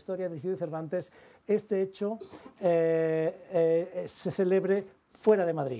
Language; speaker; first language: Spanish; native; Spanish